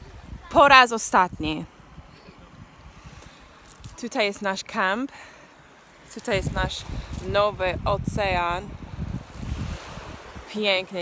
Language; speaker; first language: Polish; non-native, fluent; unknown